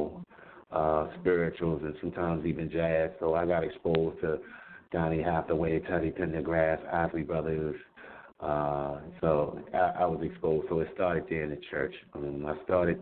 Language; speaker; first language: English; native; English